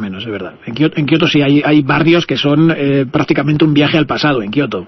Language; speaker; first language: Spanish; native; Spanish